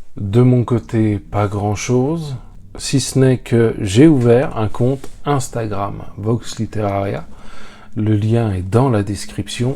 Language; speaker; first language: French; native; French